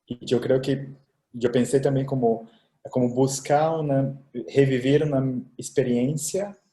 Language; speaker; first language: Spanish; non-native, fluent; Portuguese